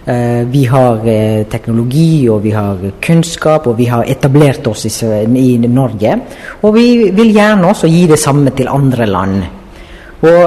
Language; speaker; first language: Norwegian; non-native, fluent; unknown